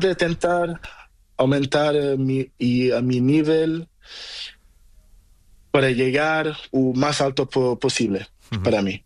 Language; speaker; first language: Spanish; non-native, learner; Portuguese